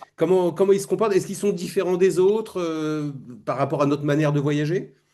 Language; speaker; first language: French; native; French